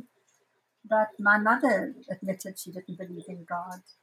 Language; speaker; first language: English; native; English